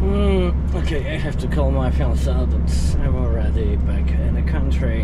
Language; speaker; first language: English; non-native, fluent; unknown